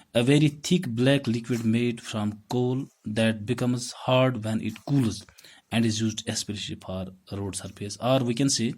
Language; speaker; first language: English; non-native, local second language; Urdu